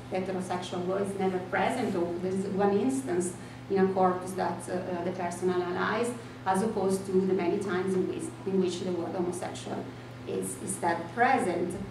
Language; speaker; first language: English; non-native, fluent; Italian